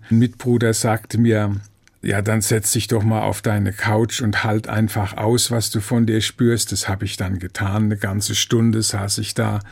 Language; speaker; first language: German; native; German